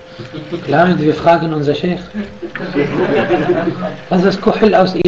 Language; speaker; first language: German; non-native, fluent; Arabic